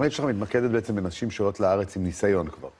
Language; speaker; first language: Hebrew; native; Hebrew